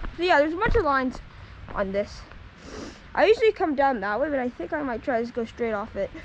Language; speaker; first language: English; native; English